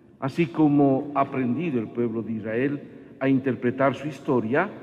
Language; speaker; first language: Spanish; native; Spanish